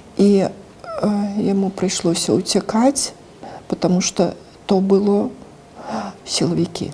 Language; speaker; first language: Belarusian; native; Belarusian